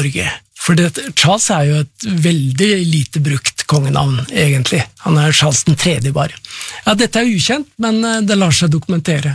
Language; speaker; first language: Norwegian; native; Norwegian